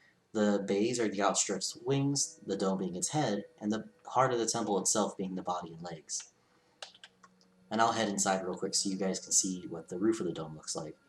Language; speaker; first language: English; native; English